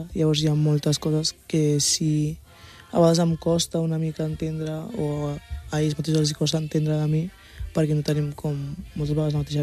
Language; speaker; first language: Catalan; early bilingual, other home language; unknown